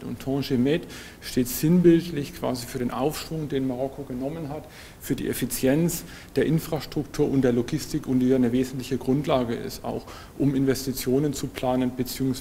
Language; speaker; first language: German; native; German